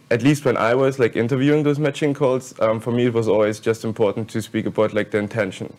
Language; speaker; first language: English; non-native, fluent; German